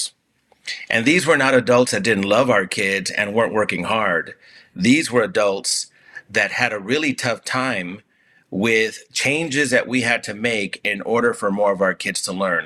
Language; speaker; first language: English; early bilingual, other home language; Spanish